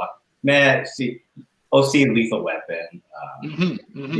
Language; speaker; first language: French; non-native, learner; English